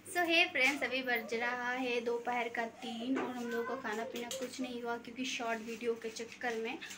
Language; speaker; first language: Hindi; non-native, local second language; Bangla